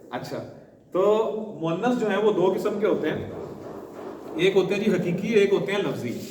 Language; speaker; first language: Urdu; non-native, local second language; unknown